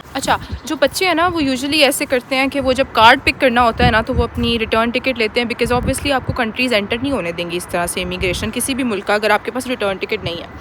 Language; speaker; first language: Urdu; native; Urdu